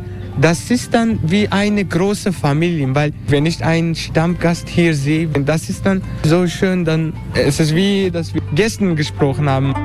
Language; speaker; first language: German; non-native, learner; Turkish